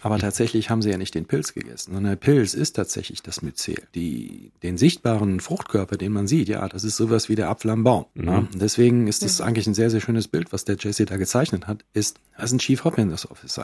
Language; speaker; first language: German; native; German